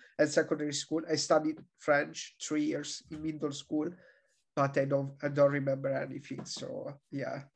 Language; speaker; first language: English; non-native, fluent; Italian